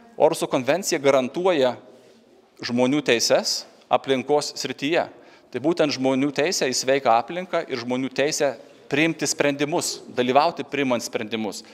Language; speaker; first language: Lithuanian; native; Lithuanian